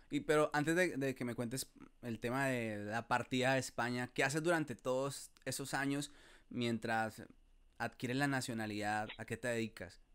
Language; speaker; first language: Spanish; native; Spanish